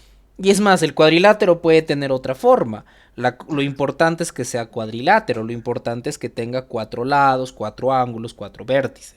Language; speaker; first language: Spanish; native; Spanish